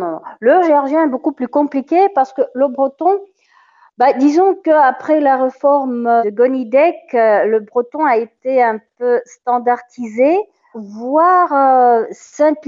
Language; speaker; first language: French; non-native, fluent; Russian